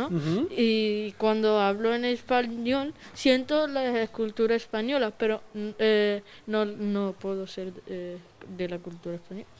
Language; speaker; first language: Spanish; early bilingual, other home language; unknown